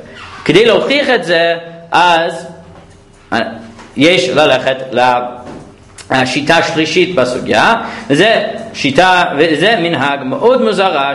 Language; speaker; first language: Hebrew; non-native, fluent; English